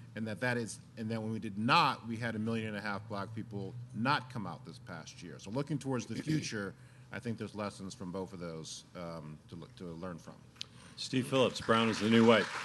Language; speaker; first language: English; native; English